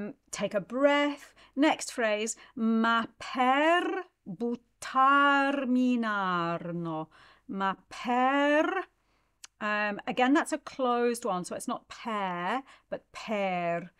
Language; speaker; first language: English; native; English